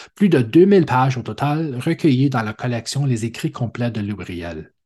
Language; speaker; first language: French; native; French